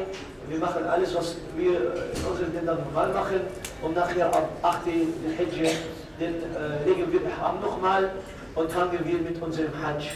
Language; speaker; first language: German; non-native, fluent; Arabic